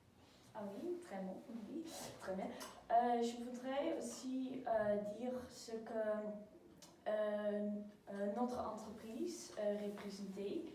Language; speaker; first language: French; non-native, learner; Dutch